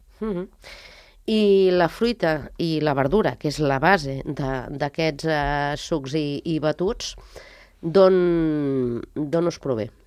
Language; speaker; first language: Catalan; native; Catalan